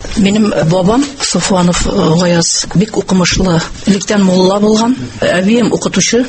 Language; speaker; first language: Tatar; native; Tatar